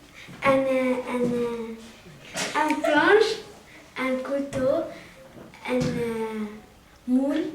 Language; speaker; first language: French; non-native, learner; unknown